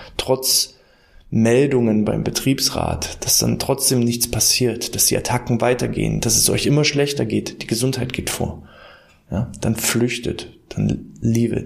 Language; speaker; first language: German; native; German